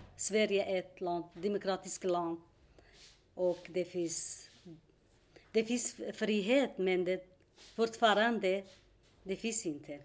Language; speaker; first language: Swedish; non-native, learner; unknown